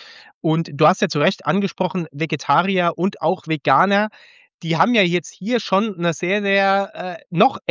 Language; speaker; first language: German; native; German